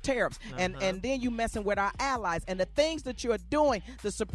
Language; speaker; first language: English; native; English